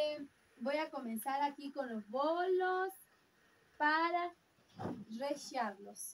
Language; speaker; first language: Spanish; non-native, fluent; Portuguese